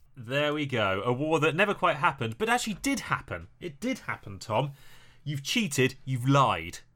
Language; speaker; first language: English; native; English